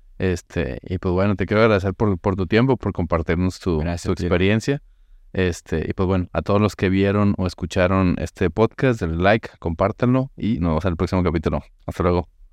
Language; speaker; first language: Spanish; native; Spanish